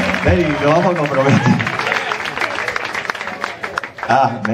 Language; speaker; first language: Spanish; native; Spanish